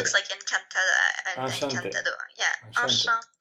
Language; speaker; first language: English; non-native, fluent; French